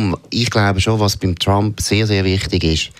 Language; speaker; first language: German; native; German